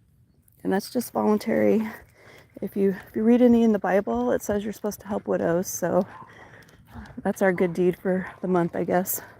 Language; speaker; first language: English; native; English